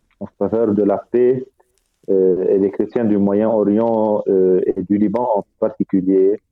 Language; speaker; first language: French; non-native, fluent; Arabic